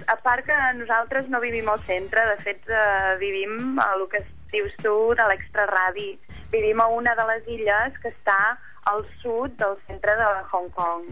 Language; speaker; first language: Catalan; native; Catalan